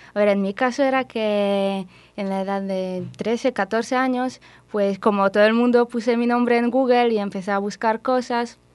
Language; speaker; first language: Spanish; non-native, fluent; Polish